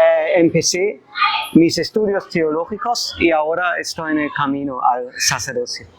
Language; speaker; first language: Spanish; non-native, fluent; German